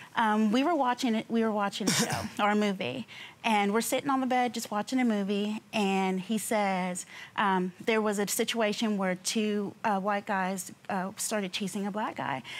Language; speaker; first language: English; native; English